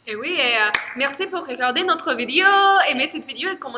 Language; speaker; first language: French; non-native, fluent; English